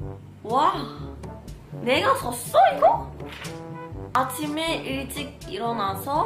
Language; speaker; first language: Korean; non-native, fluent; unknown